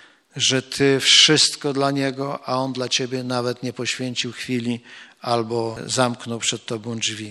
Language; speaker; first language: Polish; native; Polish